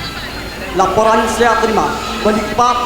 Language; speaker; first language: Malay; non-native, local second language; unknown